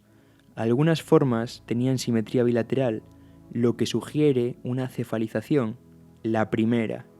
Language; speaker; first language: Spanish; native; Spanish